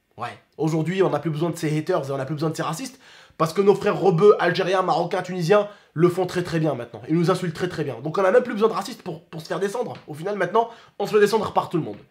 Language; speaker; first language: French; early bilingual, other home language; Arabic